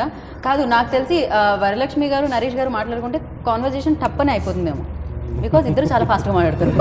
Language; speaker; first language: Telugu; native; Telugu